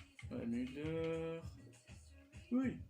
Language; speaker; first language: French; native; French